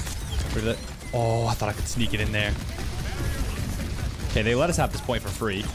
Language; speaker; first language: English; native; English